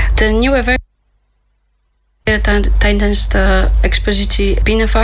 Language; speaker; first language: Dutch; non-native, fluent; Polish